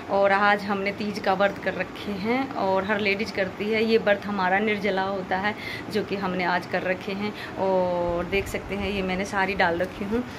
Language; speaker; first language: Hindi; native; Hindi